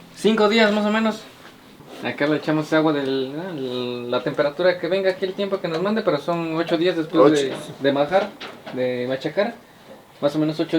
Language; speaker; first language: Spanish; native; Spanish